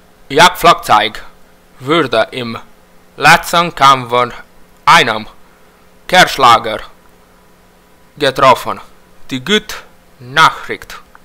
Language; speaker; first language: German; non-native, learner; Romanian